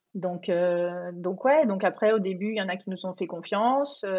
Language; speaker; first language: French; native; French